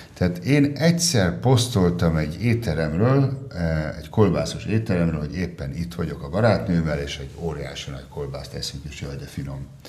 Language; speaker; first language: Hungarian; early bilingual, heritage; Hungarian